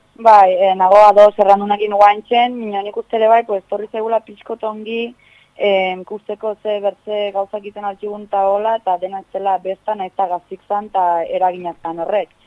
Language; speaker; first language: Basque; native; Basque